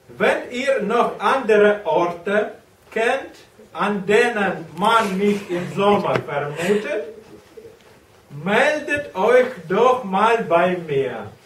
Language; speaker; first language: German; non-native, learner; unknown